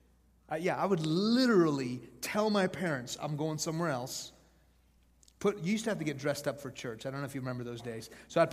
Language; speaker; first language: English; native; English